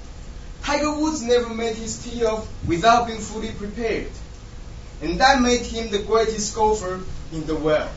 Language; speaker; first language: English; non-native, fluent; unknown